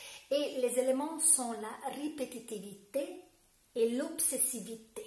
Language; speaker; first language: French; non-native, fluent; Italian